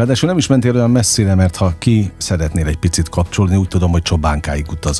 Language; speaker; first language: Hungarian; native; Hungarian